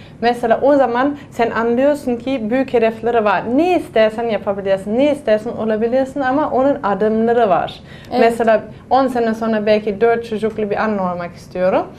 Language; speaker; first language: Turkish; non-native, fluent; German